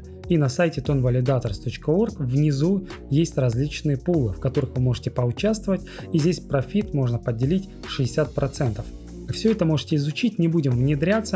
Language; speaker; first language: Russian; native; Russian